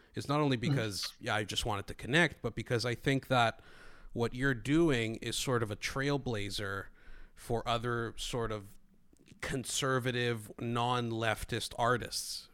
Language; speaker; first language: English; non-native, fluent; Greek